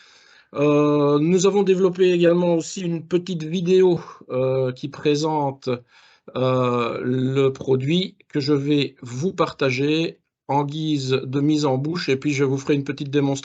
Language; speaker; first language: French; native; French